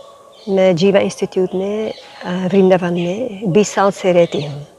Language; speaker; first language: Hindi; non-native, fluent; Dutch